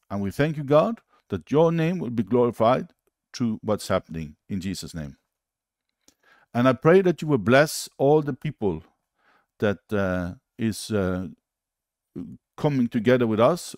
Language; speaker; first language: English; non-native, fluent; Norwegian